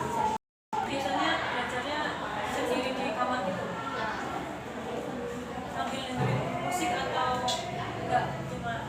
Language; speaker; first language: Indonesian; native; Indonesian